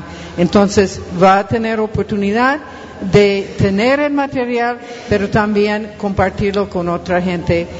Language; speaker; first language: Spanish; non-native, fluent; English